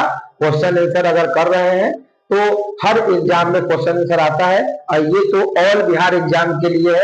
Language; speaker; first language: Hindi; non-native, local second language; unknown